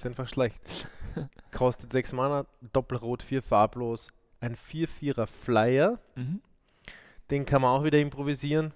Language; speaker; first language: German; native; German